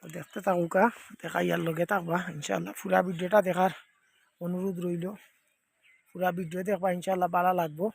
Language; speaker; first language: Bangla; non-native, local second language; Sylheti